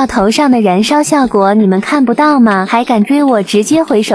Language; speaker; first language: Chinese; native; Chinese